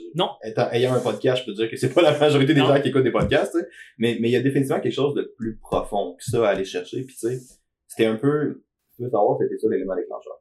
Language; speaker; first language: French; native; French